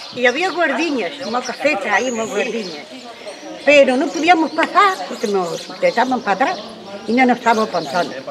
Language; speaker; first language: Spanish; non-native, local second language; Portuguese